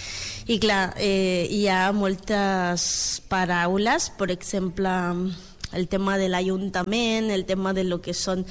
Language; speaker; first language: Catalan; non-native, learner; Spanish